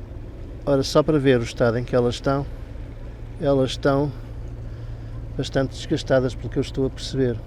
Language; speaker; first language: Portuguese; native; Portuguese